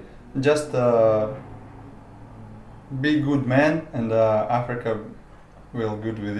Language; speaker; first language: English; non-native, learner; Russian